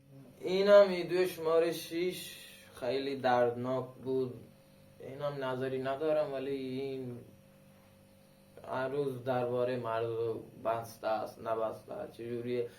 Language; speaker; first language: Persian; non-native, local second language; Baluchi